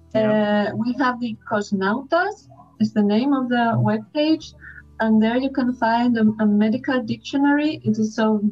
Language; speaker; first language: English; non-native, fluent; Spanish